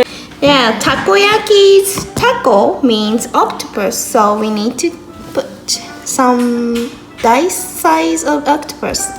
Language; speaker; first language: English; non-native, fluent; Japanese